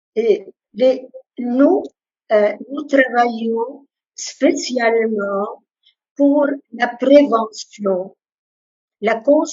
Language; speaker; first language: French; non-native, local second language; Arabic